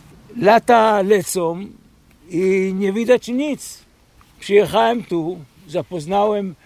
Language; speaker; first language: Polish; early bilingual, heritage; Polish